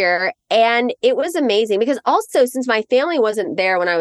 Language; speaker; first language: English; native; English